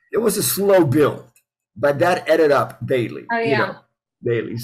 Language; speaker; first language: English; early bilingual, other home language; Spanish